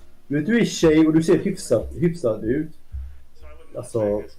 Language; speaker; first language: Swedish; native; Swedish